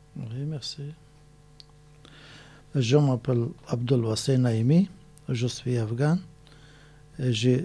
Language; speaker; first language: French; non-native, learner; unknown